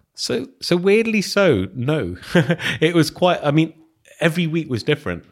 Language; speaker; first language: English; native; English